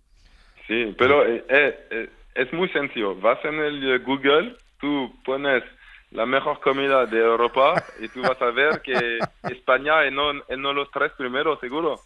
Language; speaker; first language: Spanish; non-native, fluent; French